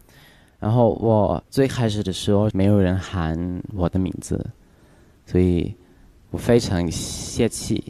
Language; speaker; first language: Chinese; non-native, learner; Thai